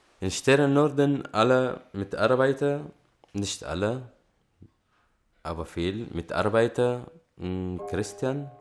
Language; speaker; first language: German; non-native, learner; Arabic